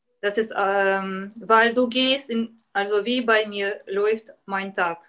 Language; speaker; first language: German; non-native, learner; Russian